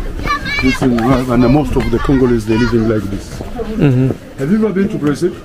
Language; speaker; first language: English; non-native, fluent; Swahili